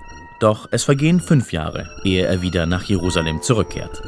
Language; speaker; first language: German; native; German